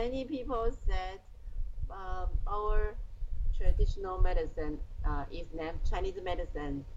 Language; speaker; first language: English; non-native, learner; Chinese